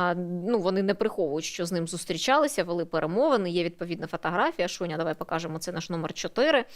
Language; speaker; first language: Ukrainian; native; Ukrainian